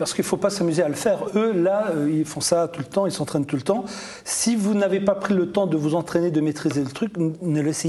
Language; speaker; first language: French; native; French